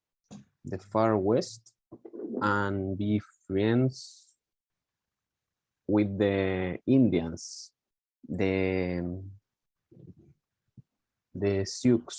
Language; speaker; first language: English; non-native, learner; Spanish